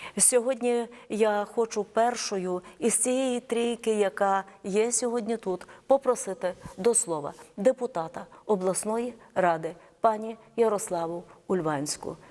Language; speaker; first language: Ukrainian; native; Ukrainian